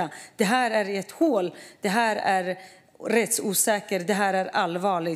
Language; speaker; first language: Swedish; non-native, fluent; Kurdish